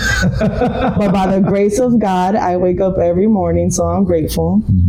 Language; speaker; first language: English; native; English